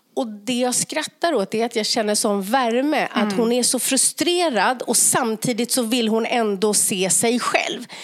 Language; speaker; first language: Swedish; native; Swedish